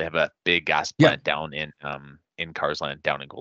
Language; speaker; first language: English; native; English